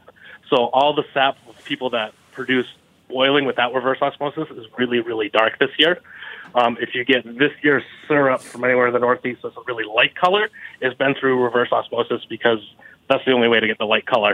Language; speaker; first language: English; native; English